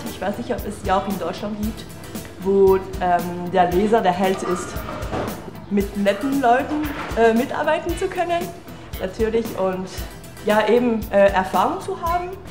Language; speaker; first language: German; non-native, fluent; French